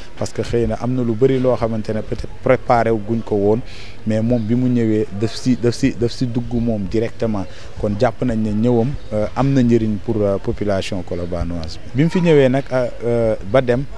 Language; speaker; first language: Wolof; native; Wolof